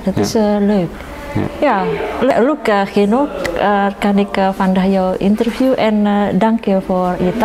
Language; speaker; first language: Dutch; non-native, learner; Indonesian